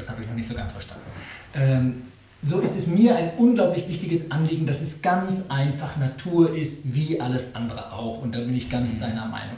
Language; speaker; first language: German; native; German